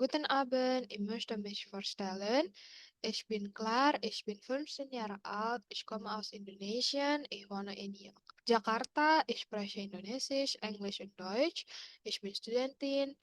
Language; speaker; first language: German; non-native, learner; Indonesian